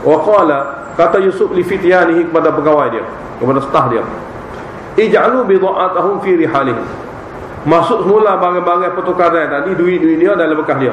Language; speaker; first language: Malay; native; Malay